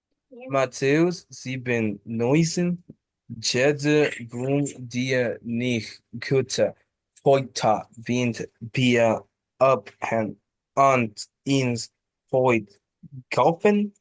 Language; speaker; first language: German; non-native, learner; Spanish